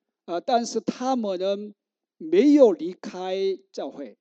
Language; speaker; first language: Chinese; non-native, learner; Korean